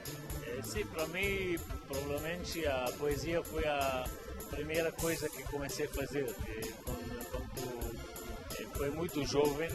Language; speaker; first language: Portuguese; non-native, fluent; Arabic